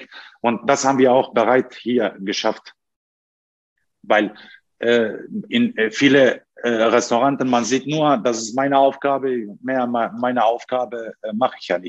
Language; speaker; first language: German; non-native, learner; Turkish